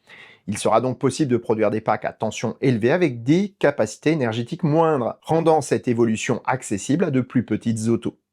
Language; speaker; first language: French; native; French